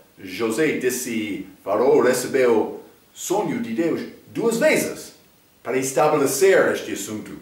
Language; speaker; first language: Portuguese; non-native, fluent; English